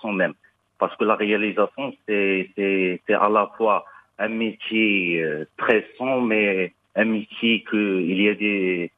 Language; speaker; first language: French; non-native, local second language; Arabic